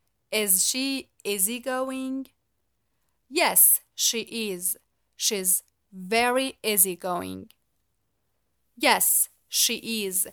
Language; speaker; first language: English; non-native, fluent; Persian